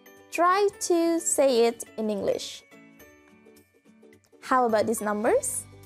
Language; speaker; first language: English; non-native, fluent; Indonesian